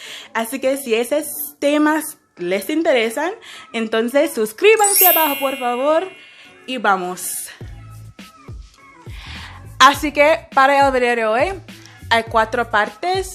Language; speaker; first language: Spanish; non-native, fluent; English